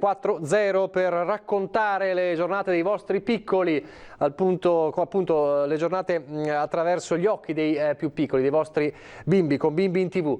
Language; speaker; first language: Italian; native; Italian